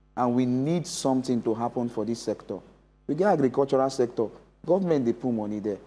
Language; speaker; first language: Nigerian Pidgin; native; Nigerian Pidgin